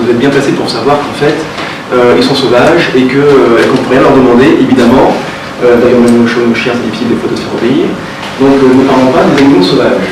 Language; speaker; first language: French; native; French